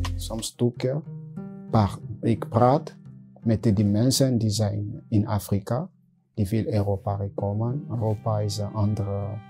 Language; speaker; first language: Dutch; non-native, learner; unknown